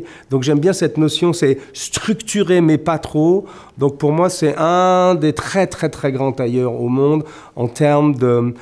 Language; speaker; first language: French; native; French